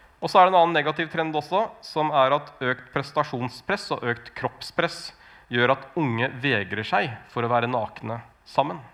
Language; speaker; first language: Norwegian; native; Norwegian